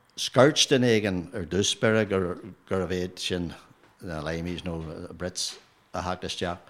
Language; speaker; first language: Irish; non-native, local second language; English